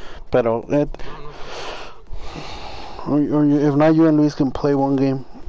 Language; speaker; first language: English; early bilingual, other home language; Spanish